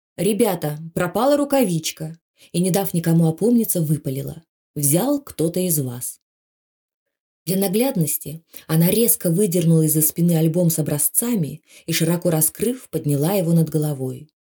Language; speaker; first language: Russian; non-native, local second language; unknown